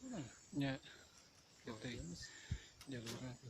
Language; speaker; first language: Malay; non-native, local second language; Sundanese